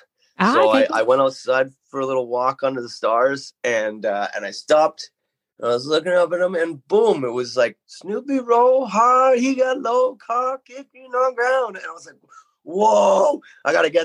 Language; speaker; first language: English; native; English